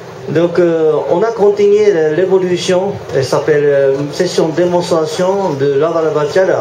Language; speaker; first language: French; non-native, learner; Japanese